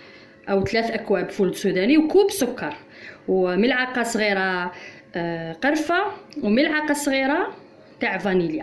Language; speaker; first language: Arabic; native; Arabic